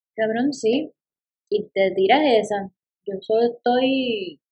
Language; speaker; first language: Spanish; native; Spanish